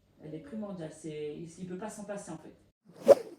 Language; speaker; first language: French; native; French